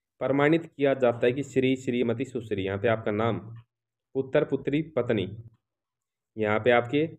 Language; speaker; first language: Hindi; native; Hindi